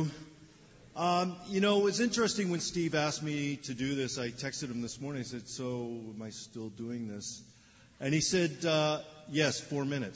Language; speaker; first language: English; native; English